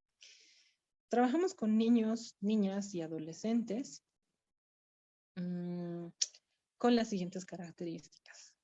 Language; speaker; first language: Spanish; native; Spanish